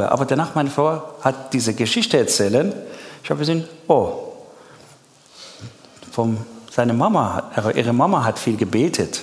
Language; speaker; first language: German; non-native, learner; Persian